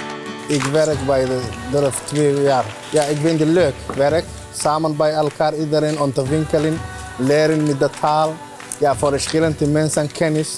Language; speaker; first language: Dutch; non-native, learner; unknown